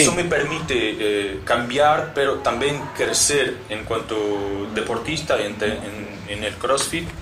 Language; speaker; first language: Spanish; non-native, learner; Portuguese